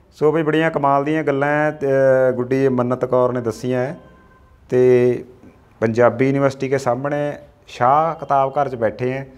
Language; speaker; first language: Punjabi; native; Punjabi